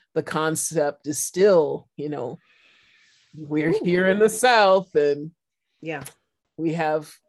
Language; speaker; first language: English; native; English